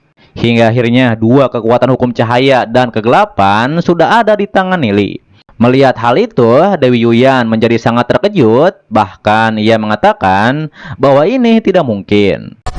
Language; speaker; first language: Indonesian; native; Indonesian